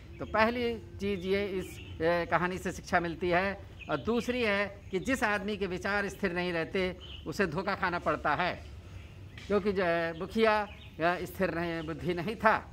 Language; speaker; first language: Hindi; native; Hindi